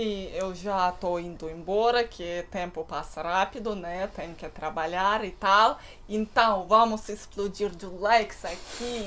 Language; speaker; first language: Portuguese; non-native, learner; Russian